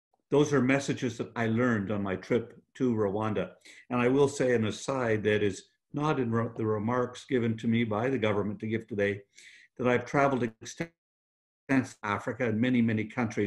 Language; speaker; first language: English; native; English